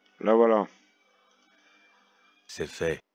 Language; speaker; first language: French; native; French